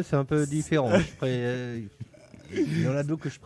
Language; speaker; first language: French; native; French